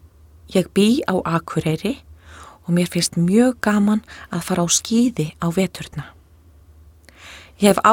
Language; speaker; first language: Icelandic; non-native, learner; Ukrainian